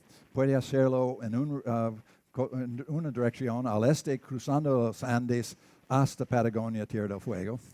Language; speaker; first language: Spanish; non-native, learner; English